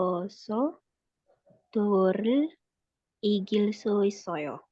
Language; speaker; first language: Korean; non-native, learner; Indonesian